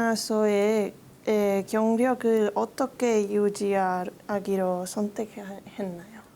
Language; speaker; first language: Korean; non-native, learner; Spanish